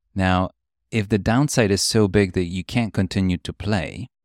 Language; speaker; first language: English; early bilingual, other home language; Polish